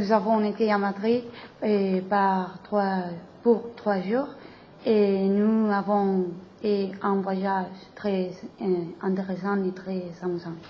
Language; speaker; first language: French; non-native, learner; Spanish